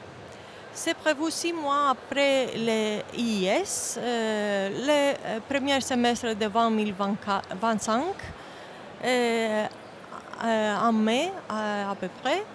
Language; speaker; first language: French; non-native, fluent; Greek